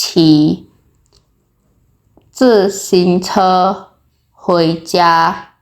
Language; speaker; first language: Chinese; non-native, fluent; Indonesian